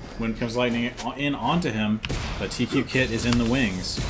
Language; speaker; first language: English; native; English